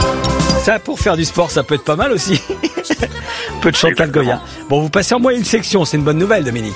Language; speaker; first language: French; native; French